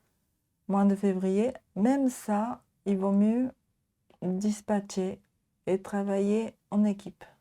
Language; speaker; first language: French; non-native, learner; Japanese